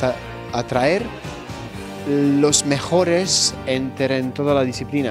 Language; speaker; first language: Spanish; non-native, fluent; Italian